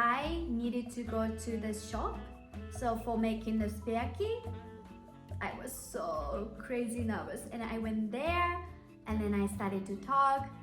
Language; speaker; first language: English; non-native, fluent; Japanese